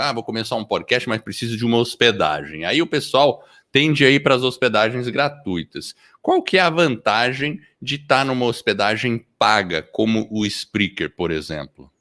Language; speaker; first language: Portuguese; early bilingual, other home language; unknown